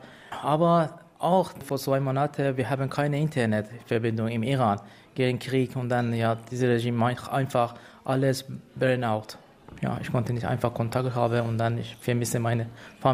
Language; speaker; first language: German; non-native, learner; Persian